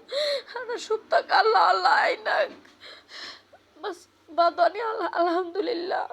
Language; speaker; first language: Arabic; non-native, learner; Bangla